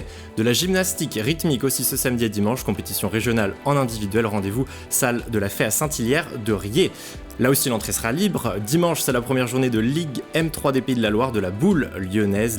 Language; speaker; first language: French; native; French